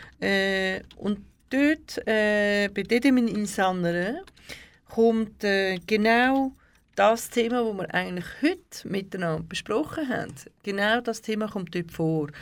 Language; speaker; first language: German; early bilingual, other home language; Turkish